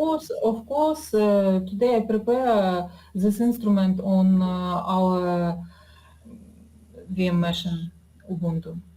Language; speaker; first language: English; non-native, learner; Russian